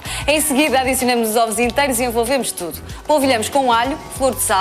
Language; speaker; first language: Portuguese; native; Portuguese